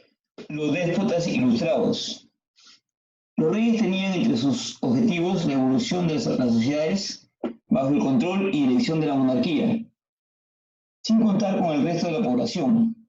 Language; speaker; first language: Spanish; native; Spanish